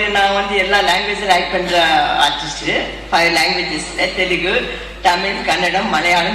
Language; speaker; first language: Tamil; non-native, local second language; Telugu